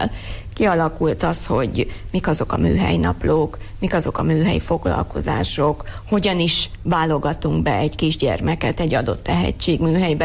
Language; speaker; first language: Hungarian; native; Hungarian